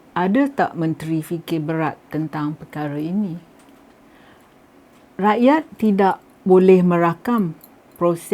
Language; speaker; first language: Malay; native; Malay